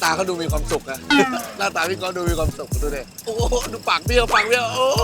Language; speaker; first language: Thai; native; Thai